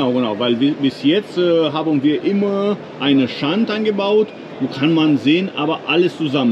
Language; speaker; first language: German; non-native, fluent; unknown